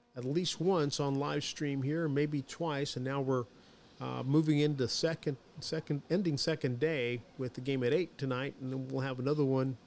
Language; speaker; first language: English; native; English